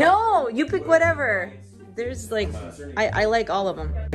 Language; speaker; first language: English; non-native, fluent; Turkish